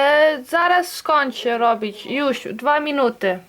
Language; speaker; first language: Polish; early bilingual, heritage; English